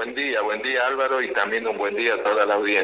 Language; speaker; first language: Spanish; native; Spanish